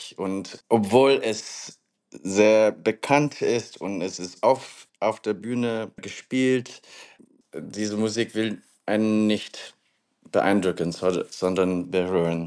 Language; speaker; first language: German; non-native, learner; English